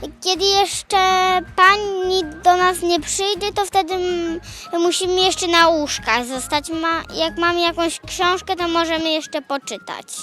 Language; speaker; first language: Polish; early bilingual, heritage; Polish